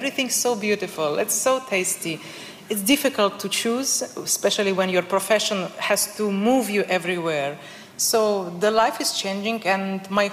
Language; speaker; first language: English; non-native, learner; Russian